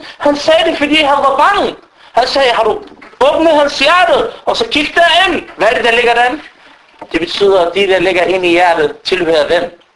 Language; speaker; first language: Danish; early bilingual, other home language; Arabic